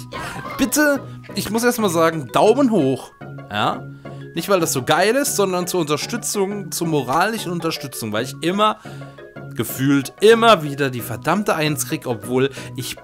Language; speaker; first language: German; native; German